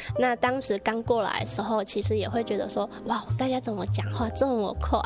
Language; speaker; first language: Chinese; early bilingual, other home language; Vietnamese